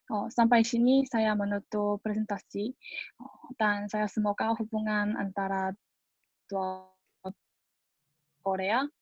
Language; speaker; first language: Indonesian; non-native, learner; Korean